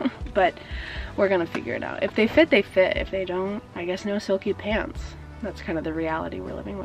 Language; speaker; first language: English; native; English